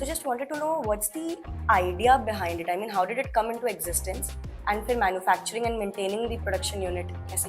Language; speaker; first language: English; non-native, local second language; Hindi